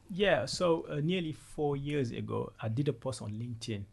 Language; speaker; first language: English; non-native, fluent; Wolof